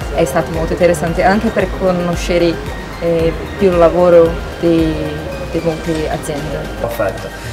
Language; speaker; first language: Italian; non-native, learner; Portuguese